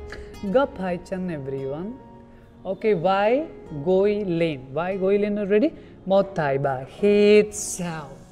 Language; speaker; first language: Vietnamese; non-native, learner; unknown